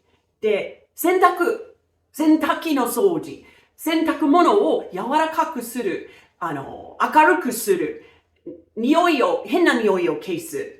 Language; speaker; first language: Japanese; non-native, fluent; English